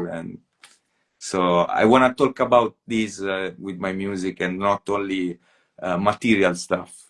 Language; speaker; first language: English; non-native, fluent; Italian